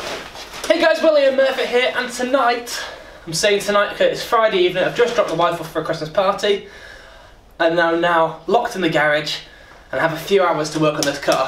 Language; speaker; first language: English; native; English